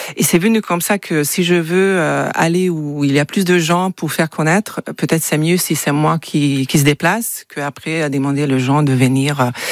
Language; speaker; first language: French; non-native, fluent; Hungarian